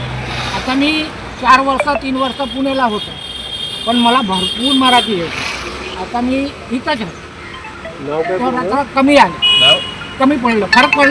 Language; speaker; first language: Marathi; non-native, local second language; Hindi